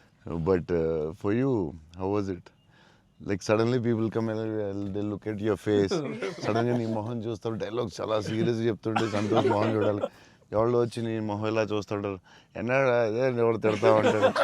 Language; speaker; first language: Telugu; native; Telugu